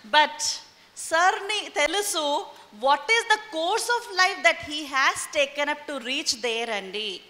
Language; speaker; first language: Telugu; non-native, local second language; Hindi